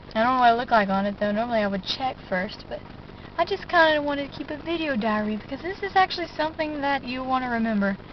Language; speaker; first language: English; native; English